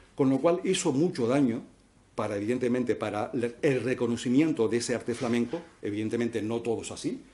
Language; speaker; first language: Spanish; native; Spanish